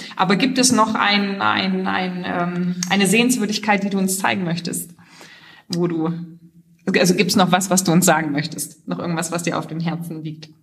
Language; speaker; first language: German; native; German